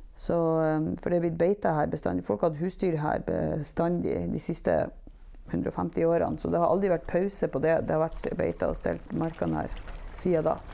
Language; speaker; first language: Norwegian; native; Norwegian